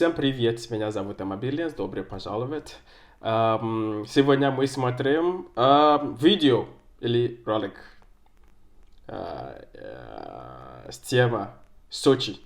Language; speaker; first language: Russian; non-native, learner; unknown